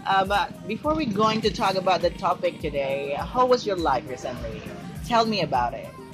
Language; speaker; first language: English; non-native, fluent; Indonesian